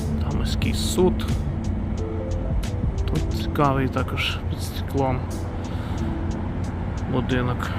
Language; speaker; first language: Ukrainian; native; Ukrainian